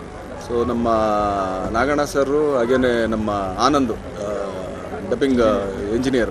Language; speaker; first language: Kannada; native; Kannada